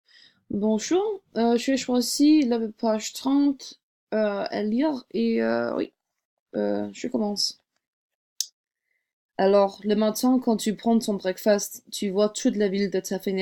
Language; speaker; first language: French; non-native, learner; English